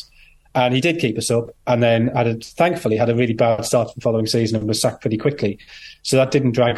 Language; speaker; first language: English; native; English